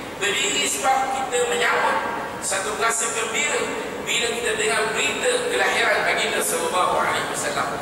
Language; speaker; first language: Malay; native; Malay